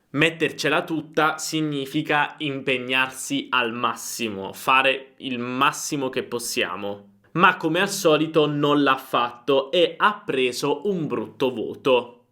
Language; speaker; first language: Italian; native; Italian